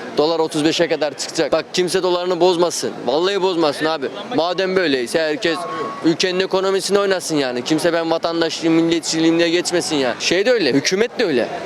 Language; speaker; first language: Turkish; native; Turkish